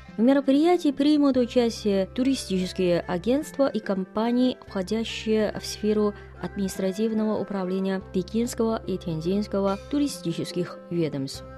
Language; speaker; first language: Russian; non-native, fluent; Chinese